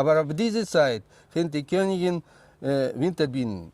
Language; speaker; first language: German; non-native, learner; Russian